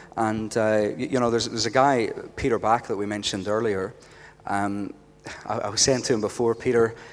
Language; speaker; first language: English; native; English